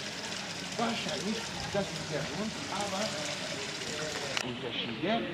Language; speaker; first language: German; non-native, fluent; Turkish